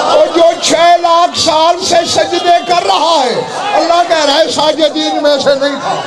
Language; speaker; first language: Urdu; non-native, local second language; Saraiki